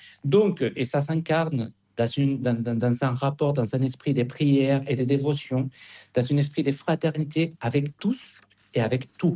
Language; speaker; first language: French; non-native, fluent; Spanish